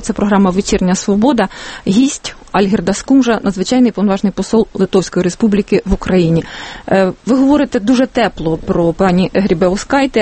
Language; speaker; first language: Ukrainian; native; Ukrainian